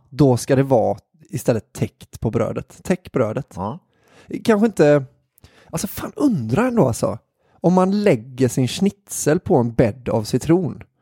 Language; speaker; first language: Swedish; native; Swedish